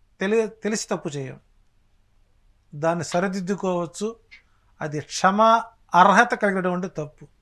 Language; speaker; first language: Telugu; native; Telugu